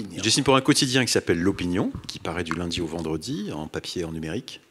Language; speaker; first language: French; native; French